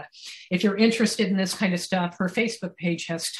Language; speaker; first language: English; native; English